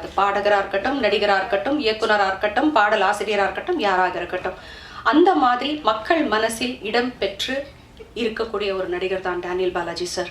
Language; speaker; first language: Tamil; native; Tamil